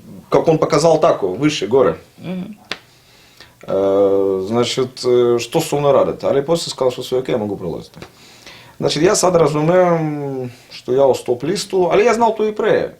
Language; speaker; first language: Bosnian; non-native, learner; Russian